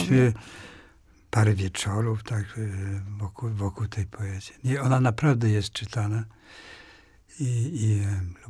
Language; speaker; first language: Polish; non-native, fluent; Swedish